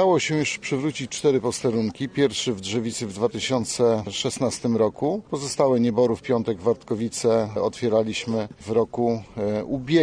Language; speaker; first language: Polish; native; Polish